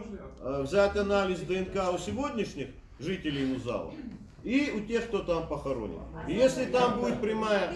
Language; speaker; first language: Russian; native; Russian